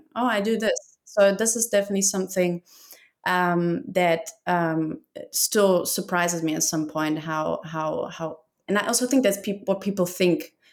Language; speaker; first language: English; non-native, fluent; German